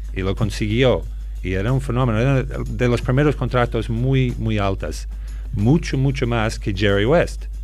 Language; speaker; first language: Spanish; non-native, fluent; English